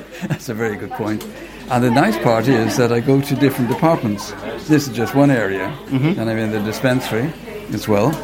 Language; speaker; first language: English; native; English